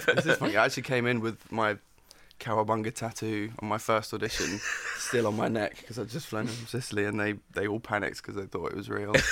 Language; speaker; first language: English; native; English